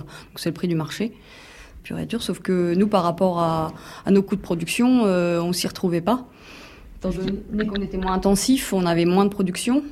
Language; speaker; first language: French; native; French